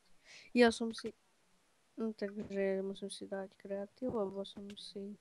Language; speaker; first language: Czech; non-native, local second language; Slovak